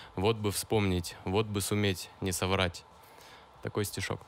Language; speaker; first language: Russian; native; Russian